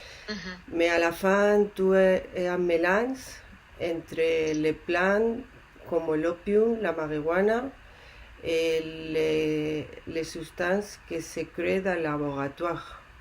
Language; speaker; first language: French; non-native, learner; Spanish